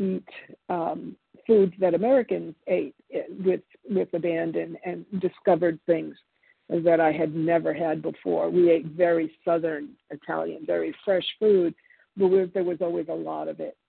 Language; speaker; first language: English; early bilingual, other home language; Italian